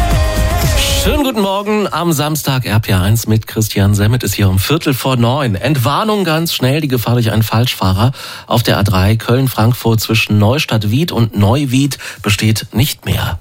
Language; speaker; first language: German; native; German